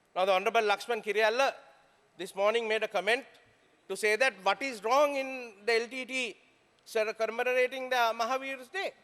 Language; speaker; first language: English; non-native, local second language; Sinhala